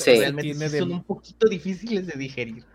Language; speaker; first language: Spanish; native; Spanish